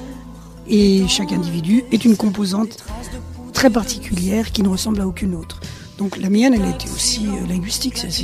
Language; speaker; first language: French; early bilingual, other home language; Spanish